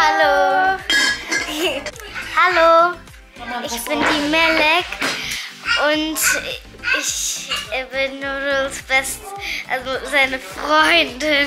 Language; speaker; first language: German; early bilingual, other home language; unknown